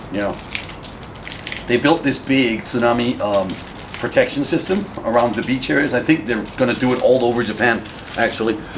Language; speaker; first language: English; native; English